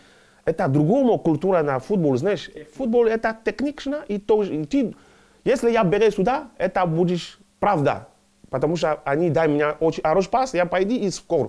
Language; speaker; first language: Russian; non-native, learner; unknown